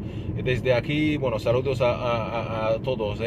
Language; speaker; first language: Spanish; non-native, fluent; Arabic